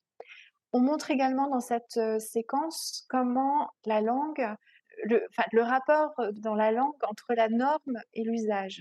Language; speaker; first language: French; native; French